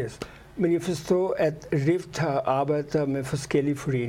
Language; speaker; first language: Danish; non-native, fluent; Urdu